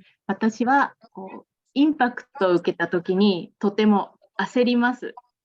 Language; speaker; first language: Japanese; native; Japanese